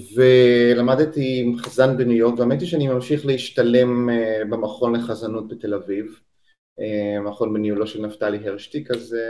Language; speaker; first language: Hebrew; native; Hebrew